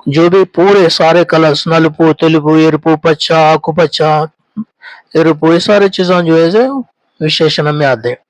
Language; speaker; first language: Hindi; non-native, local second language; Telugu